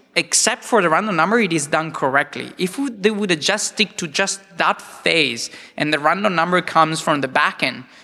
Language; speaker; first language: English; non-native, fluent; Italian